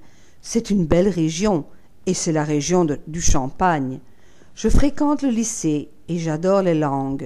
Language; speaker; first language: French; non-native, fluent; Italian